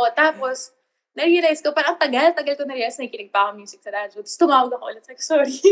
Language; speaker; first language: Filipino; native; Filipino